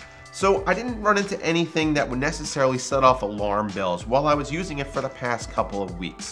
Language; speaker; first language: English; native; English